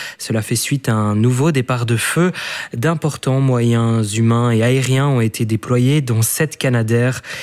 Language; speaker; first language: French; native; French